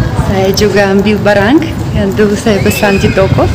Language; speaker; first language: Indonesian; non-native, learner; Russian